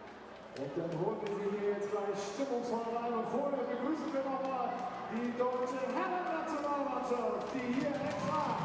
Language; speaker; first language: German; native; German